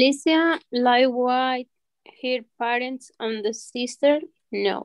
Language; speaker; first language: English; non-native, learner; Spanish